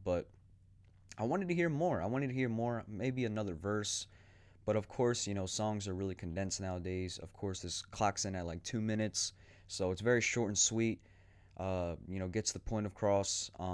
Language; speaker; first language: English; native; English